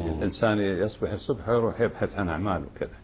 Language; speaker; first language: Arabic; native; Arabic